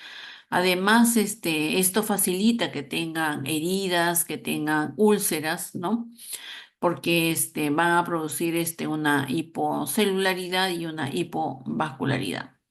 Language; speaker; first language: Spanish; native; Spanish